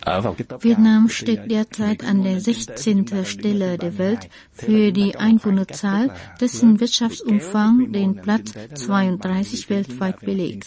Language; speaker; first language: German; non-native, fluent; Vietnamese